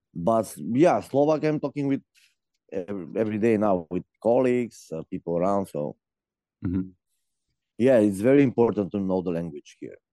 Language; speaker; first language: English; non-native, learner; Macedonian